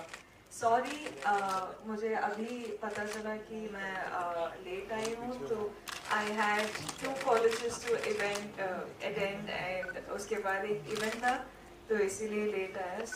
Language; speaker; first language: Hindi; non-native, local second language; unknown